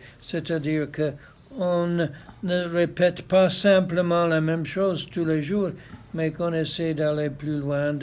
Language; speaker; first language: French; non-native, fluent; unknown